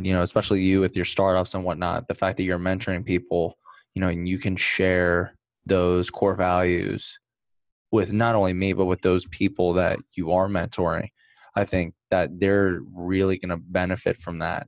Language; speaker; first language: English; native; English